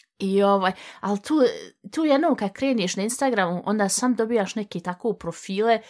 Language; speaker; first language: Bosnian; early bilingual, heritage; Bosnian